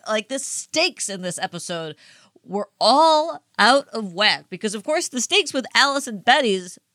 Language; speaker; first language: English; native; English